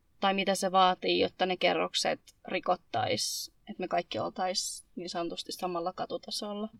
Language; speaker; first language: Finnish; early bilingual, other home language; Arabic